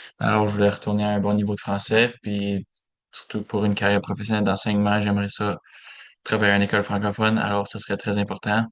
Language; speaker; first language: French; native; French